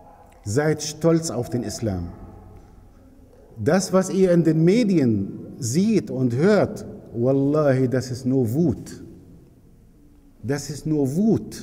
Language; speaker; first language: German; non-native, fluent; Arabic